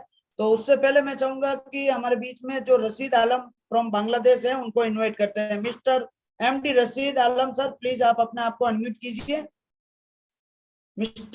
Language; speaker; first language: Hindi; native; Hindi